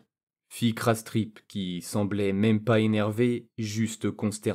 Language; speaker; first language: French; native; French